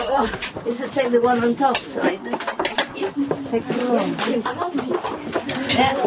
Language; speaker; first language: English; non-native, fluent; Vietnamese